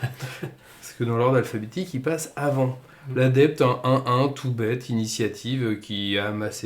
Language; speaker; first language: French; native; French